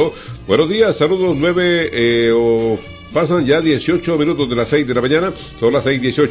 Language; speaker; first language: Spanish; native; Spanish